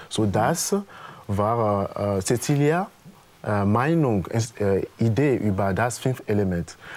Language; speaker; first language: German; non-native, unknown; French